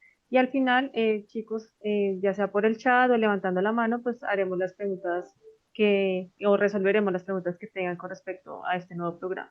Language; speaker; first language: Spanish; native; Spanish